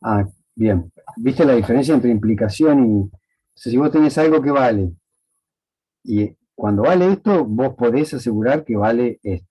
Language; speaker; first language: Spanish; native; Spanish